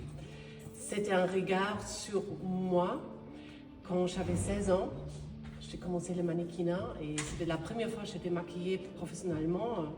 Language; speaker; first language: French; non-native, fluent; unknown